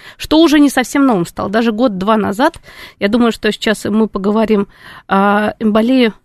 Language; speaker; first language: Russian; native; Russian